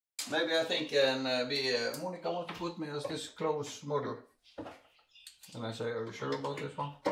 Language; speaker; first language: English; non-native, fluent; Norwegian